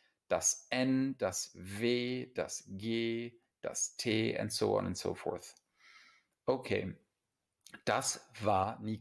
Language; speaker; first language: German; non-native, fluent; English